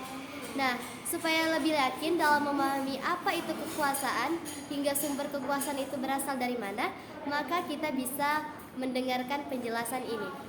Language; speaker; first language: Indonesian; native; Indonesian